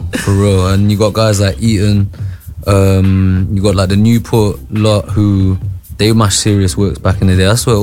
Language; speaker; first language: English; native; English